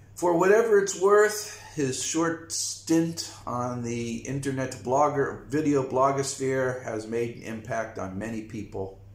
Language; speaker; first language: English; native; English